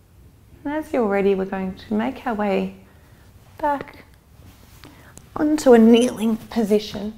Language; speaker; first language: English; native; English